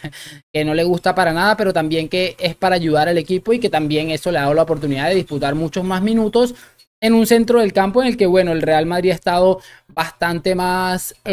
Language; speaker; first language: Spanish; native; Spanish